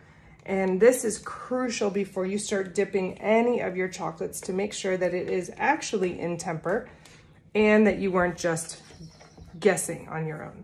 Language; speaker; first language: English; native; English